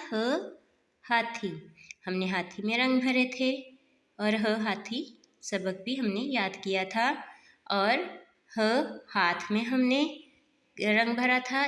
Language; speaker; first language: Urdu; non-native, local second language; Punjabi